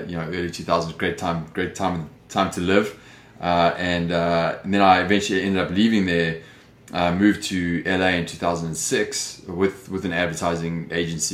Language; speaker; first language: English; native; English